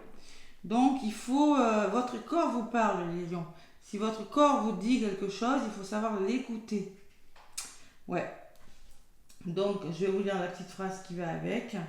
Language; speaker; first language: French; native; French